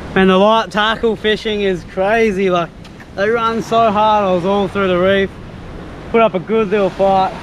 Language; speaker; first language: English; native; English